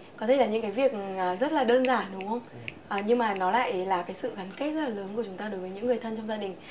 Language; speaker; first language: Vietnamese; native; Vietnamese